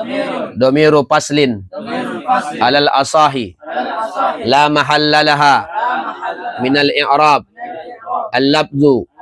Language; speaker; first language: Arabic; non-native, fluent; Indonesian